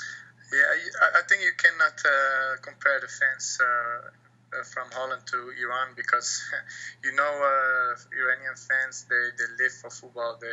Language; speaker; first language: English; non-native, fluent; Dutch